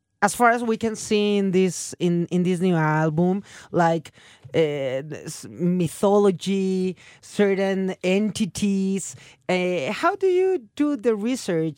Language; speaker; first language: English; non-native, fluent; Spanish